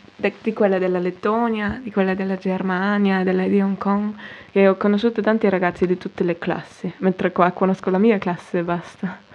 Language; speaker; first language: Italian; non-native, fluent; German